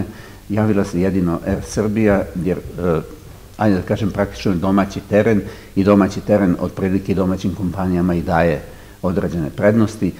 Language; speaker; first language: Serbian; native; Serbian